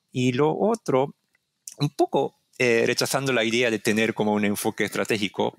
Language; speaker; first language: Spanish; non-native, fluent; Japanese